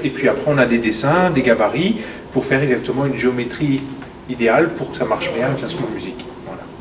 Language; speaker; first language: French; native; French